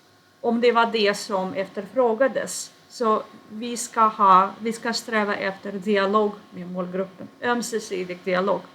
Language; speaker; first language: Swedish; non-native, fluent; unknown